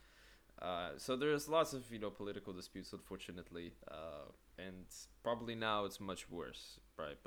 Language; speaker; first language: English; native; English